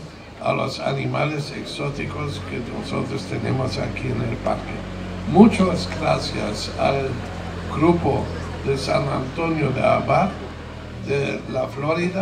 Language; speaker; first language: Spanish; non-native, fluent; German